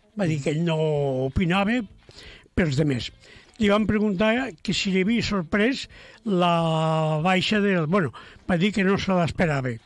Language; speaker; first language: Catalan; native; Catalan